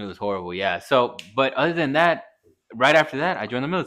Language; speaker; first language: English; native; English